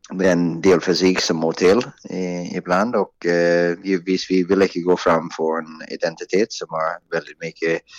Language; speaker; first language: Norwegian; non-native, fluent; Swedish